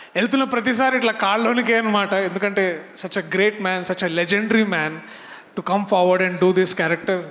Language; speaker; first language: Telugu; native; Telugu